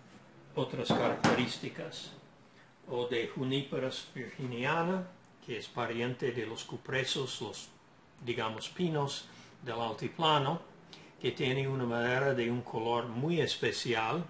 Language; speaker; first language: Spanish; non-native, fluent; English